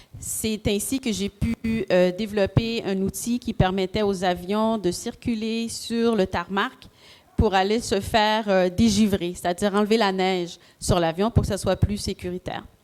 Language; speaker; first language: French; early bilingual, other home language; Haitian Creole